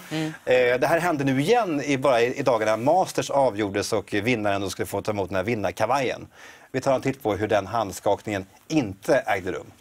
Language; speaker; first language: Swedish; native; Swedish